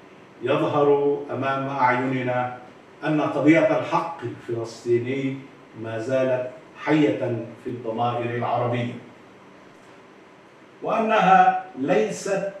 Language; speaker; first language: Arabic; native; Arabic